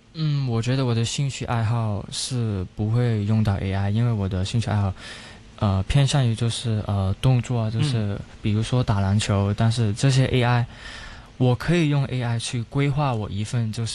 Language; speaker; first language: Chinese; non-native, local second language; Cantonese